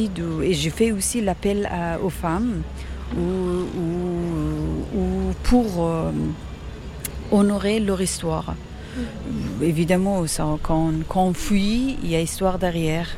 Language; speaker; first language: French; non-native, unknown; Persian